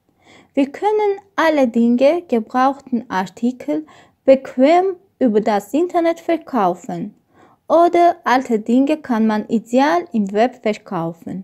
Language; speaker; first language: German; non-native, learner; Armenian